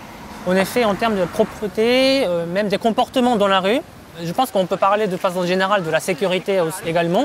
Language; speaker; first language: French; non-native, fluent; Japanese